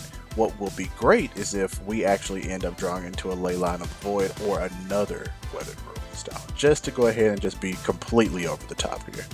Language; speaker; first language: English; native; English